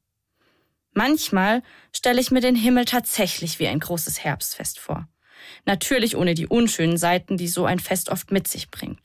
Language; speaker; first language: German; native; German